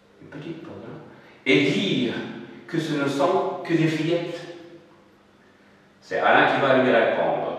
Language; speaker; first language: French; non-native, local second language; Arabic